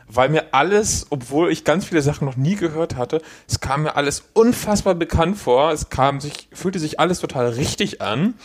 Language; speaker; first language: German; native; German